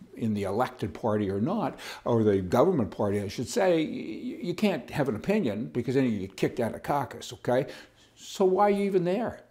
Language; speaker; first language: English; native; English